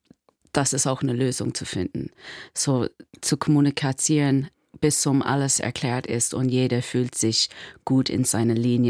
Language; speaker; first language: German; non-native, fluent; English